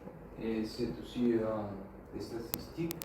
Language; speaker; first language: French; non-native, learner; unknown